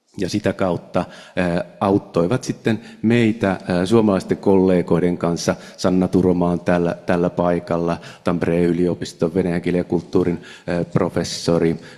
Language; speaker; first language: Finnish; native; Finnish